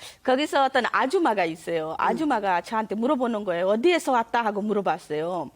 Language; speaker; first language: Korean; non-native, learner; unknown